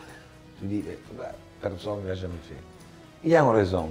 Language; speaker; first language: French; non-native, fluent; Italian